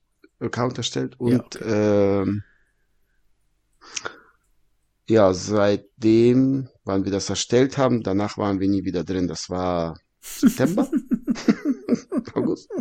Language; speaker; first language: German; non-native, fluent; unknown